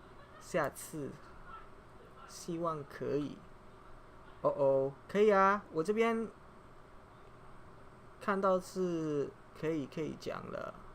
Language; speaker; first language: Chinese; non-native, fluent; Indonesian